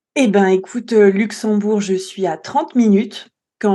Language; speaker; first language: French; native; French